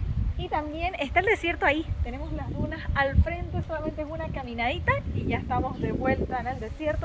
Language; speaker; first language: Spanish; native; Spanish